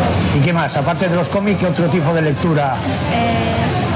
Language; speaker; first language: Spanish; native; Spanish